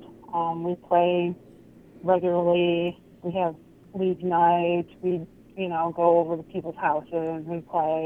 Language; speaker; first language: English; native; English